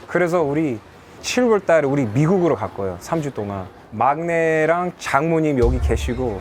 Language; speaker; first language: Korean; non-native, fluent; English